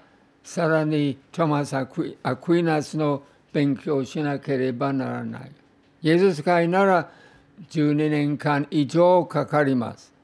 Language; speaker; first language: Japanese; non-native, fluent; English